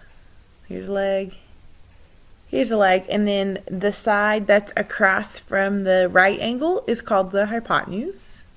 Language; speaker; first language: English; native; English